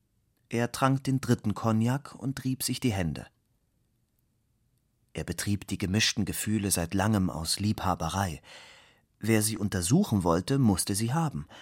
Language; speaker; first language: German; native; German